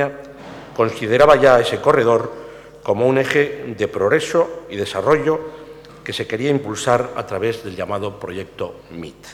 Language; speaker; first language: Spanish; native; Spanish